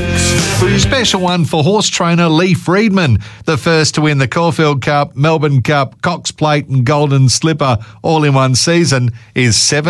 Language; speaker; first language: English; native; English